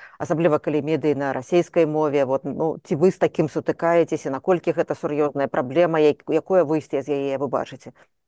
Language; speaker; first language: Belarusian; non-native, local second language; Russian